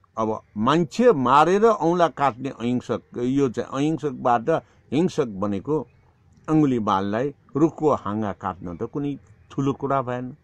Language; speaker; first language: Nepali; non-native, local second language; Newari